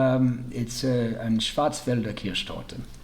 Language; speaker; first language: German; early bilingual, heritage; English